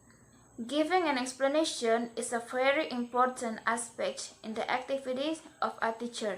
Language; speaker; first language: English; non-native, learner; Indonesian